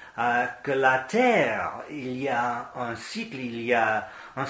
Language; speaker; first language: French; non-native, learner; English